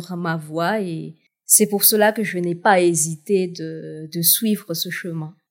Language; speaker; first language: French; non-native, local second language; Malagasy